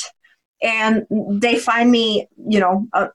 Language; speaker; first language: English; non-native, fluent; Czech